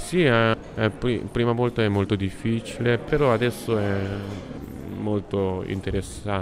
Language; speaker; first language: Italian; non-native, learner; Korean